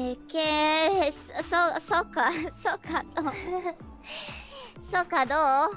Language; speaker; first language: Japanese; non-native, learner; Indonesian